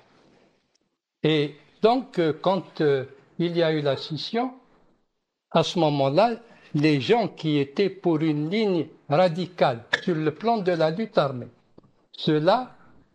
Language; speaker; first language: French; non-native, local second language; Arabic